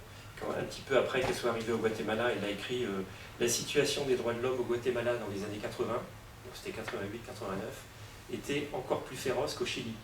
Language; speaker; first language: French; native; French